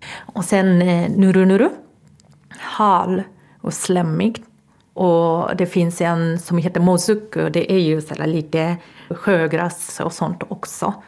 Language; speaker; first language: Swedish; non-native, fluent; Japanese